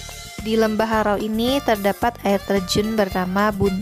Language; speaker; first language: Indonesian; native; Indonesian